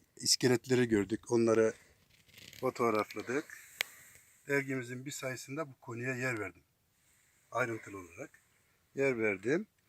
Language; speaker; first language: Turkish; native; Turkish